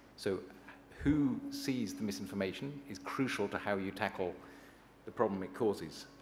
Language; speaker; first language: English; native; English